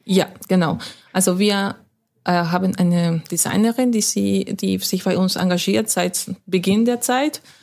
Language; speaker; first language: German; non-native, fluent; Spanish